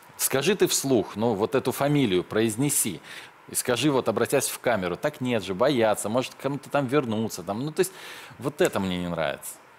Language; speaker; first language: Russian; native; Russian